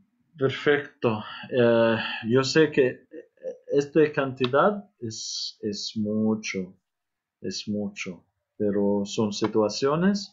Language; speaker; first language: Spanish; non-native, fluent; Arabic